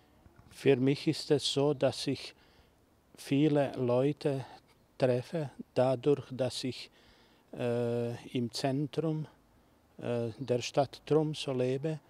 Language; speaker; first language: German; non-native, fluent; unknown